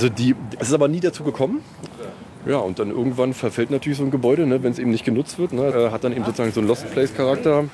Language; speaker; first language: German; native; German